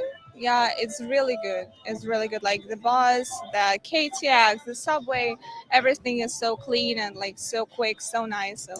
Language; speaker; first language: English; non-native, learner; Ukrainian